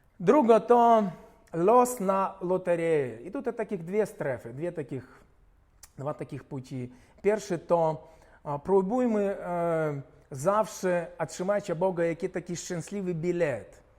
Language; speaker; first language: Polish; non-native, fluent; Ukrainian